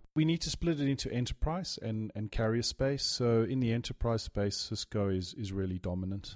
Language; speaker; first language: English; native; English